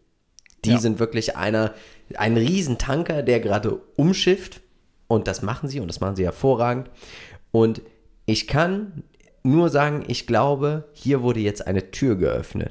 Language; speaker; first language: German; native; German